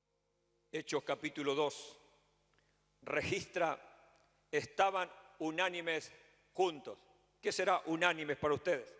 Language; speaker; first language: Spanish; native; Spanish